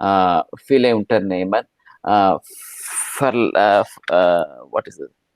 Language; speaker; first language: German; non-native, learner; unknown